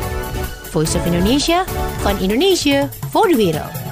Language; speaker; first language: Dutch; non-native, fluent; Indonesian